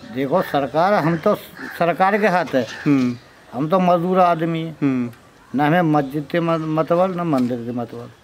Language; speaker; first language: Hindi; native; Hindi